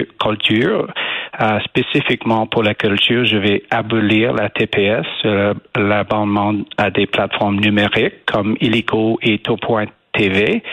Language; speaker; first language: French; non-native, learner; English